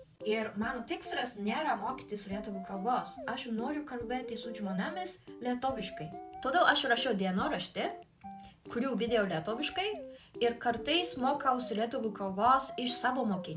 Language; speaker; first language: Lithuanian; non-native, fluent; Japanese